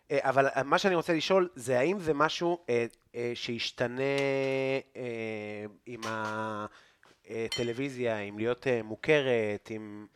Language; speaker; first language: Hebrew; native; Hebrew